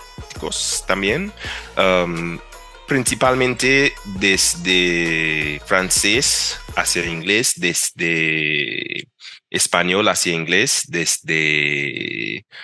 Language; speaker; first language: Spanish; non-native, fluent; English